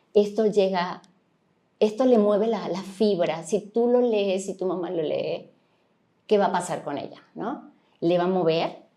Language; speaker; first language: Spanish; native; Spanish